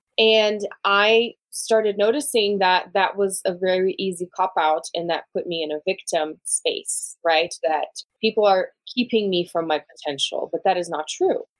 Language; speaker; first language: English; non-native, fluent; Portuguese